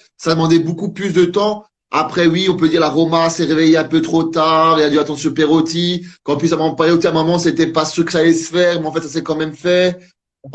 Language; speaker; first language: French; native; French